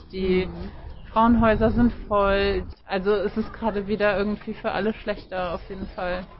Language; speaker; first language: German; native; German